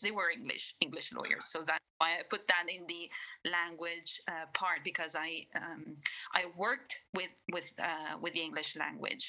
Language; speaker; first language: English; non-native, fluent; Italian